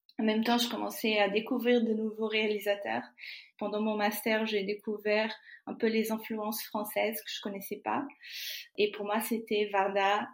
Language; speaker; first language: French; non-native, fluent; Portuguese